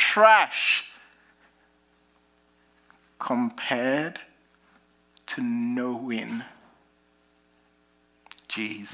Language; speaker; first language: English; native; English